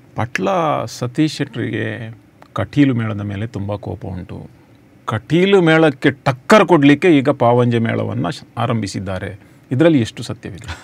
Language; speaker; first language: Kannada; native; Kannada